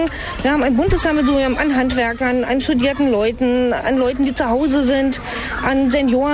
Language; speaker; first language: German; native; German